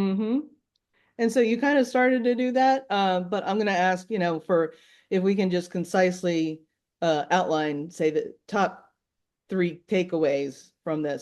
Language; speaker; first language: English; native; English